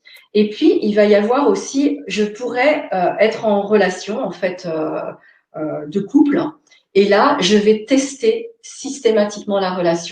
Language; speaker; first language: French; native; French